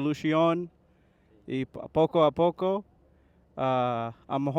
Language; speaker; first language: Spanish; non-native, learner; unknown